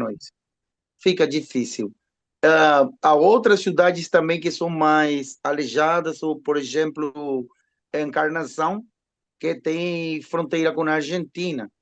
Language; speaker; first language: Portuguese; non-native, learner; Spanish